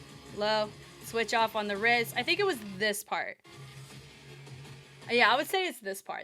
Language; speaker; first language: English; native; English